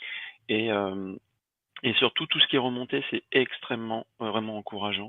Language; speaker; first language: French; native; French